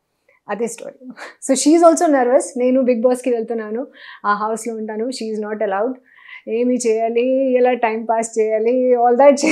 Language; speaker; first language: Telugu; non-native, learner; Hindi